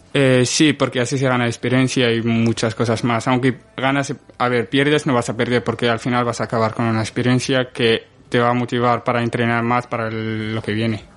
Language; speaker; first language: Spanish; non-native, fluent; Arabic